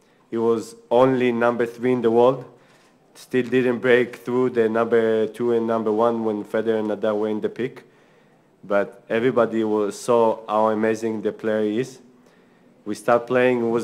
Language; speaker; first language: English; non-native, fluent; Hebrew